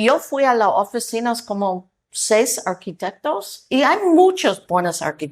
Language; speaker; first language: Spanish; non-native, learner; English